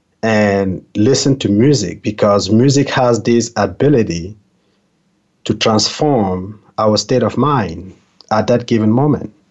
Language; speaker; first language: English; non-native, local second language; French